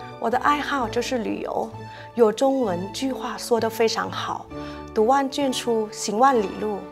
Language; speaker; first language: Chinese; non-native, fluent; Thai